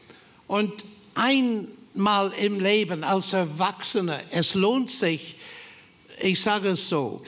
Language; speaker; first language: German; non-native, fluent; English